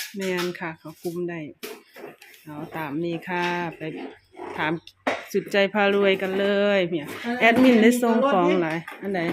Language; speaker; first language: Thai; native; Thai